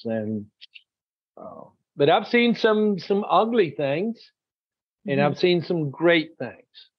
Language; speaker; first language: English; non-native, fluent; Spanish